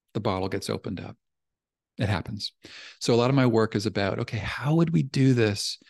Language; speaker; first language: English; native; English